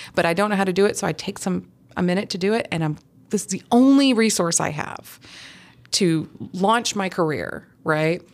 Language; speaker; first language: English; native; English